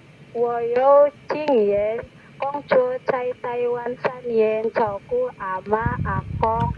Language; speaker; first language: Chinese; non-native, learner; Javanese